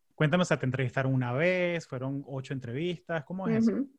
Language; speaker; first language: Spanish; early bilingual, heritage; Spanish